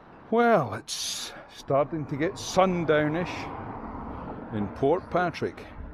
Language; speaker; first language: English; native; English